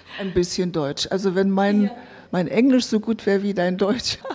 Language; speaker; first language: German; native; German